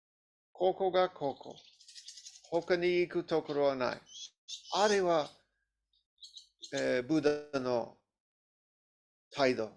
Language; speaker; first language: Japanese; non-native, learner; English